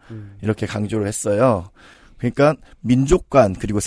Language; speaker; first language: Korean; native; Korean